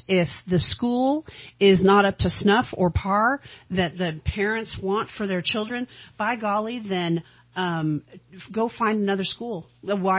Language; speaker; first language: English; native; English